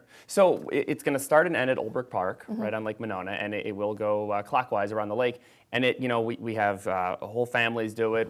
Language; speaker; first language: English; native; English